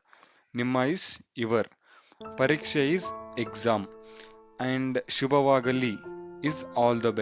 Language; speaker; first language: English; non-native, local second language; Kannada